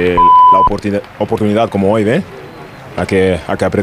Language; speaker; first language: Spanish; non-native, learner; German